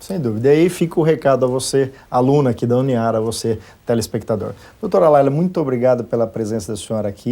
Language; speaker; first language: Portuguese; native; Portuguese